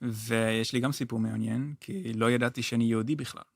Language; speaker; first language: Hebrew; non-native, fluent; Dutch